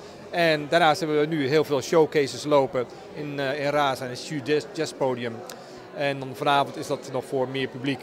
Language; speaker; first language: Dutch; native; Dutch